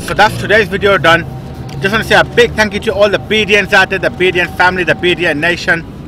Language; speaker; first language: English; early bilingual, other home language; Hindi